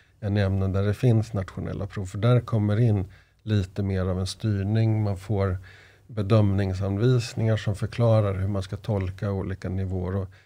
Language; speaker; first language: Swedish; native; Swedish